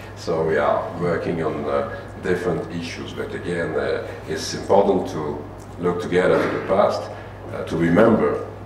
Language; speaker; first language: English; non-native, fluent; French